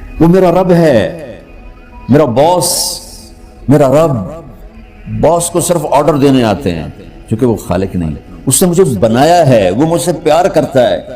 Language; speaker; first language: Urdu; non-native, local second language; Punjabi